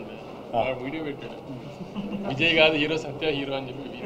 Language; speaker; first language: Telugu; native; Telugu